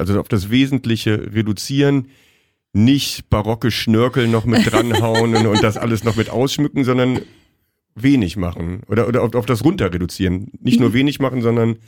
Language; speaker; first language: German; native; German